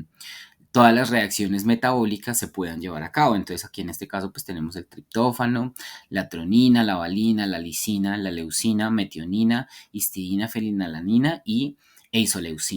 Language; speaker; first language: Spanish; native; Spanish